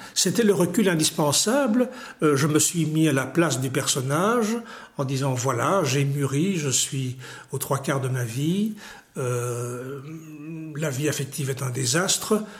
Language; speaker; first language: French; native; French